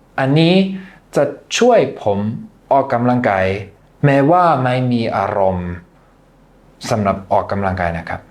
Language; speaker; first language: Thai; non-native, fluent; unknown